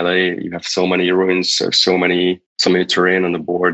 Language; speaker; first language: English; non-native, fluent; Hungarian